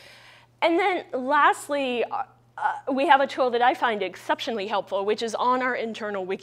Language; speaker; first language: English; native; English